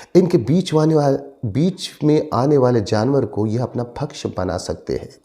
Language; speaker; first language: Hindi; non-native, local second language; Marathi